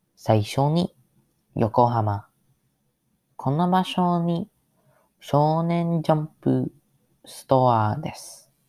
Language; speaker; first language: Japanese; non-native, learner; English